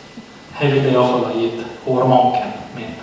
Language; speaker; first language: Norwegian; native; Norwegian